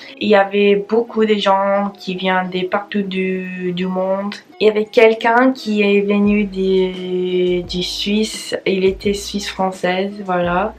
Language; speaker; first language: French; non-native, learner; English